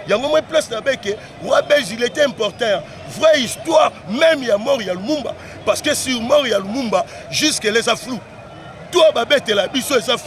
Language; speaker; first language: French; non-native, local second language; Lingala